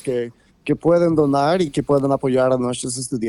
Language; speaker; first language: Spanish; non-native, fluent; English